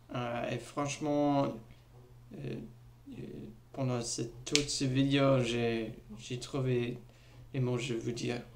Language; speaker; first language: French; non-native, learner; English